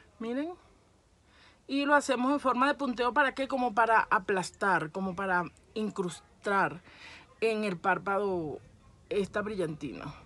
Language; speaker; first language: Spanish; native; Spanish